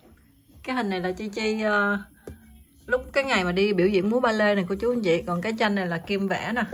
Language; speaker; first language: Vietnamese; native; Vietnamese